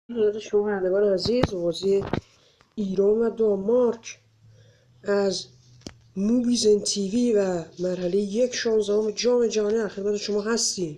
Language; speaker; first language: Persian; native; Persian